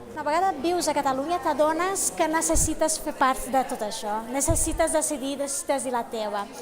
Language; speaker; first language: Catalan; non-native, fluent; Portuguese